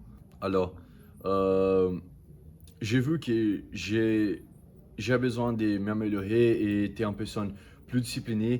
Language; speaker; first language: French; non-native, learner; Portuguese